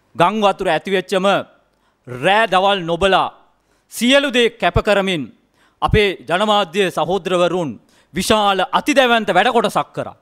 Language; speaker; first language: Sinhala; non-native, local second language; Tamil